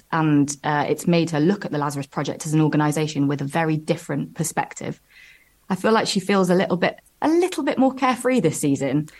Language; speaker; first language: English; native; English